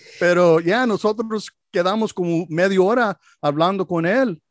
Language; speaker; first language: Spanish; non-native, learner; English